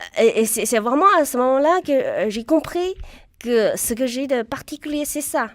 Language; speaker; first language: French; non-native, fluent; Chinese